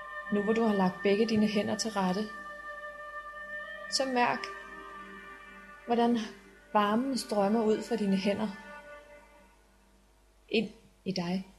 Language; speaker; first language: Danish; native; Danish